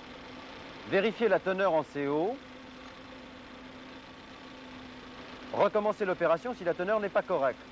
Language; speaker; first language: French; native; French